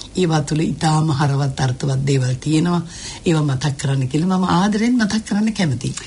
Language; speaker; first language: Sinhala; native; Sinhala